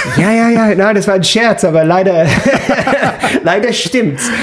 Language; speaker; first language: German; non-native, fluent; English